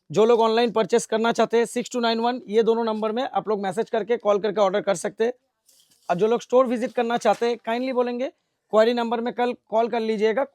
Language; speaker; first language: Hindi; non-native, local second language; Bangla